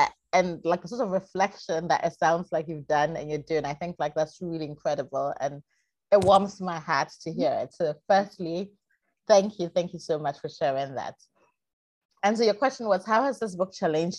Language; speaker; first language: English; non-native, local second language; Akan